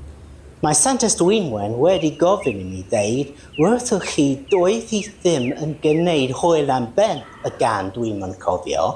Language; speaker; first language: Welsh; non-native, learner; English